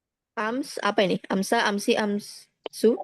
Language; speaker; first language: Arabic; non-native, fluent; Indonesian